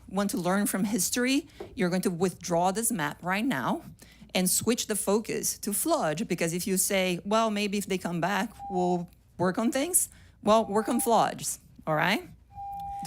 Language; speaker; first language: English; non-native, fluent; Portuguese